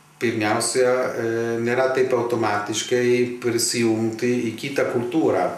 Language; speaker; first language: Lithuanian; non-native, fluent; Italian